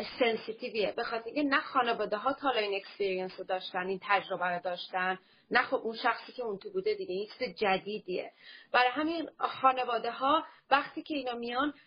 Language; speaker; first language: Persian; early bilingual, heritage; Persian